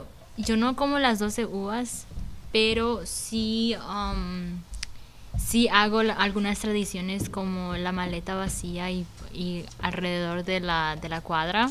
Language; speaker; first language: Spanish; early bilingual, heritage; Spanish